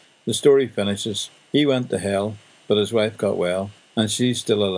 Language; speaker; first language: English; native; English